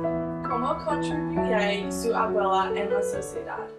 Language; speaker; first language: Spanish; non-native, learner; English